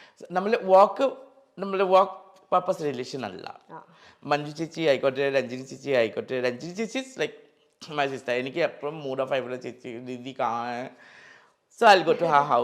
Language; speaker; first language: Malayalam; non-native, learner; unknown